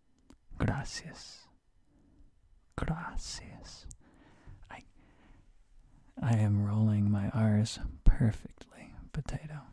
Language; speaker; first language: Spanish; non-native, learner; English